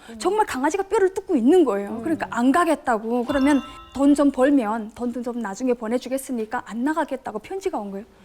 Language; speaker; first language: Korean; native; Korean